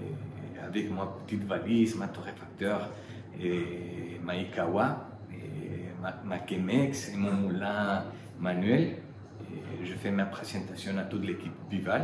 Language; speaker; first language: French; non-native, fluent; Spanish